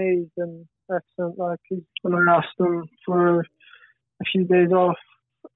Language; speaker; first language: English; native; English